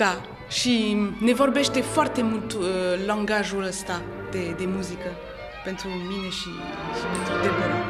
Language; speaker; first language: Romanian; early bilingual, heritage; Romanian